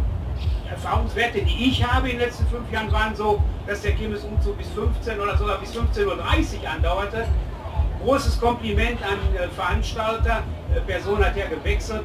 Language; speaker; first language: German; native; German